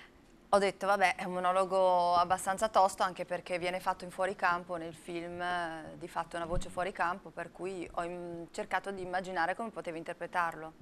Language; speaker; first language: Italian; native; Italian